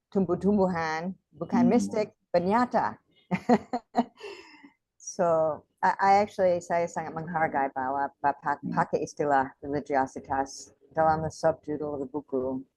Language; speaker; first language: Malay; non-native, fluent; English